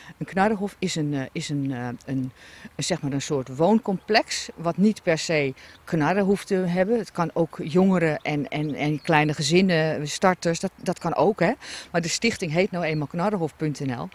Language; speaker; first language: Dutch; native; Dutch